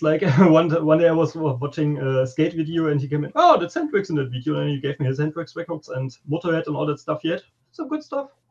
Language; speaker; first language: English; non-native, fluent; German